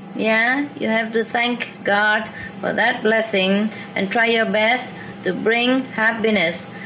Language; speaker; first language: English; non-native, fluent; Vietnamese